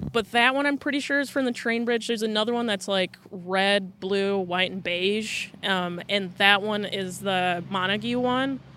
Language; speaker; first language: English; native; English